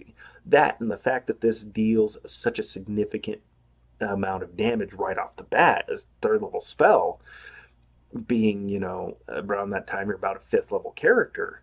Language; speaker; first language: English; native; English